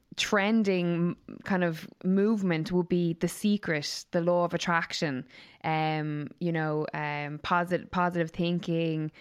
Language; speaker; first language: English; native; English